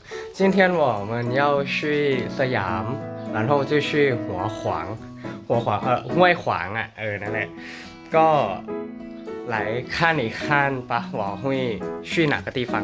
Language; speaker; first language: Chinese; non-native, learner; Thai